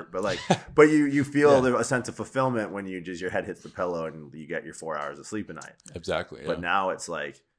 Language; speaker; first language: English; native; English